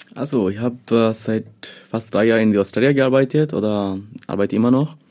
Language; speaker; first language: German; non-native, fluent; Bangla